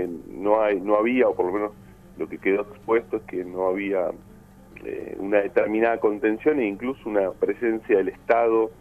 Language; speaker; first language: Spanish; native; Spanish